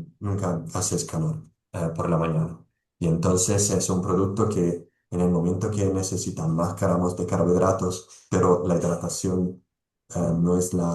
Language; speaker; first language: Spanish; non-native, fluent; Italian